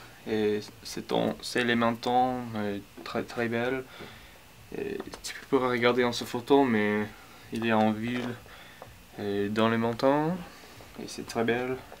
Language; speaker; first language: French; non-native, learner; English